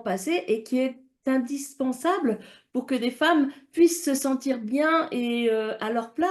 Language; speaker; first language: French; native; French